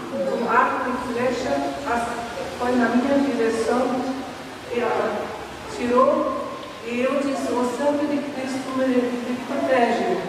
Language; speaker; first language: Portuguese; non-native, fluent; German